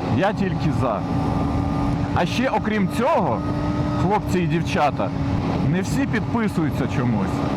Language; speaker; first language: Ukrainian; non-native, local second language; Russian